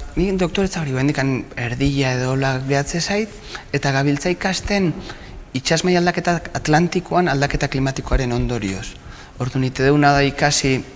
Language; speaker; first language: Basque; native; Basque